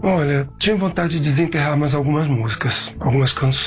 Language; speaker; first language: Portuguese; native; Portuguese